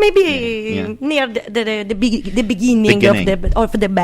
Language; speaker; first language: English; non-native, learner; Italian